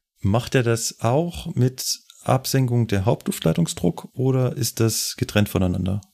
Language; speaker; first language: German; native; German